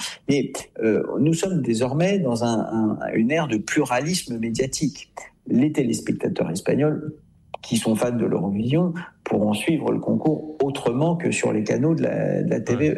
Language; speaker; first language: French; native; French